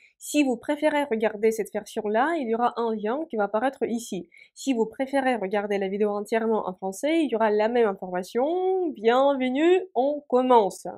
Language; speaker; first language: French; non-native, fluent; Russian